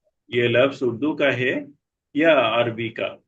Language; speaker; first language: Hindi; non-native, learner; Bangla